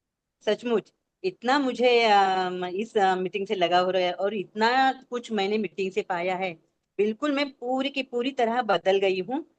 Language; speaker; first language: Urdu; non-native, local second language; Marathi